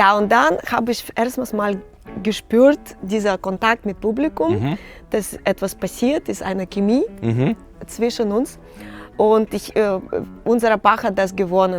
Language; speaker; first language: German; non-native, learner; Russian